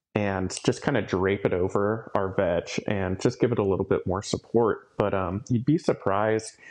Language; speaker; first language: English; native; English